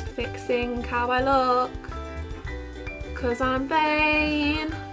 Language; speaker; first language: English; native; English